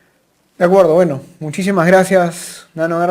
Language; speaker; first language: Spanish; native; Spanish